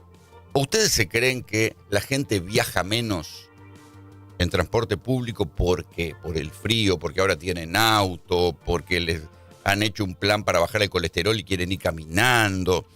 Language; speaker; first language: Spanish; native; Spanish